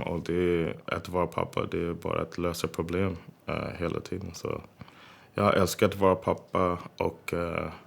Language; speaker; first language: Swedish; non-native, fluent; English